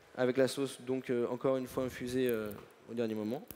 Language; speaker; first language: French; native; French